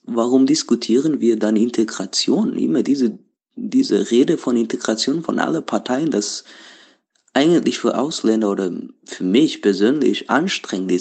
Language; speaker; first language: German; non-native, learner; Portuguese